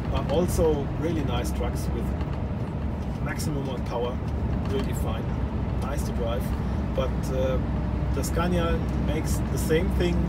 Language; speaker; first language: English; non-native, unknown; German